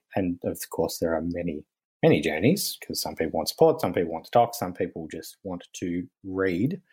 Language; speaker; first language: English; native; English